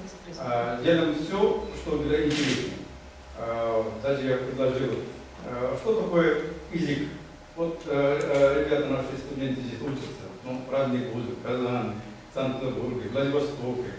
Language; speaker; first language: Russian; non-native, learner; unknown